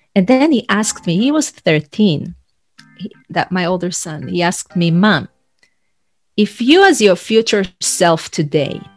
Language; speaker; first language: English; non-native, fluent; Hebrew